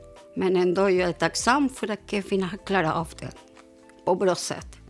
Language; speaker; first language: Swedish; non-native, learner; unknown